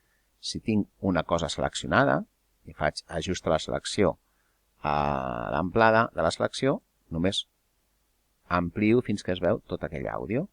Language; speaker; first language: Catalan; native; Catalan